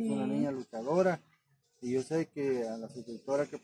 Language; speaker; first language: Spanish; native; Spanish